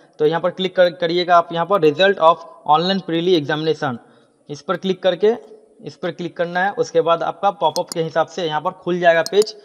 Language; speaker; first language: Hindi; non-native, local second language; Bangla